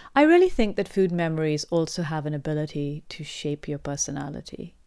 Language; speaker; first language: English; non-native, local second language; Urdu